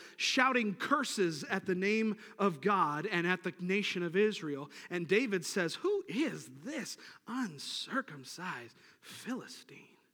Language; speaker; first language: English; native; English